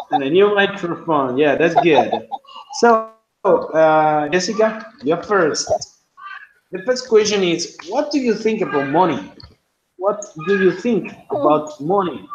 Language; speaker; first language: English; non-native, fluent; Spanish